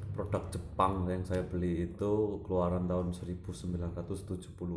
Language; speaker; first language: Indonesian; non-native, local second language; Javanese